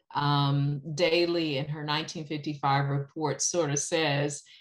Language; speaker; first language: English; native; English